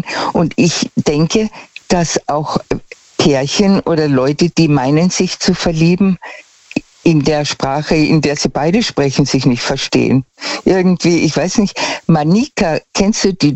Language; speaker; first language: German; native; German